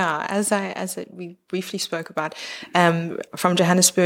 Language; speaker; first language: English; native; English